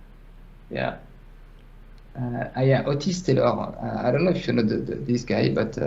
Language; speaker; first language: English; non-native, fluent; French